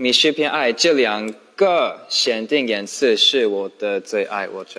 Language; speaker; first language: Chinese; non-native, learner; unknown